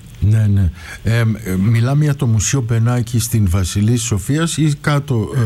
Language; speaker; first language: Greek; early bilingual, heritage; Greek